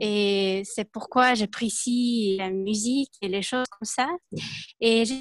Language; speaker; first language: French; non-native, learner; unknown